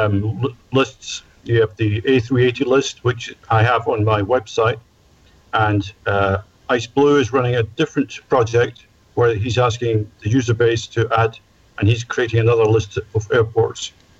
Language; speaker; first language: English; native; English